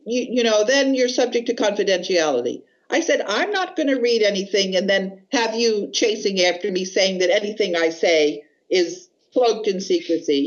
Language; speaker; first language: English; native; English